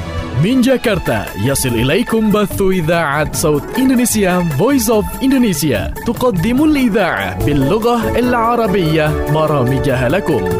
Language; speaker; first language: Arabic; non-native, fluent; Indonesian